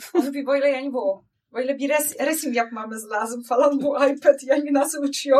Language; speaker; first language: Turkish; non-native, learner; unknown